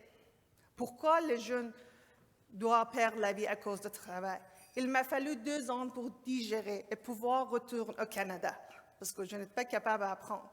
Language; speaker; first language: French; non-native, learner; Persian